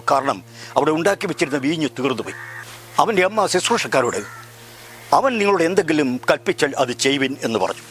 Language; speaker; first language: Malayalam; native; Malayalam